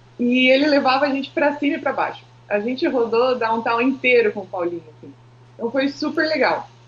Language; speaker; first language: Portuguese; native; Portuguese